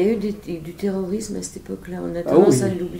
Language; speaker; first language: French; native; French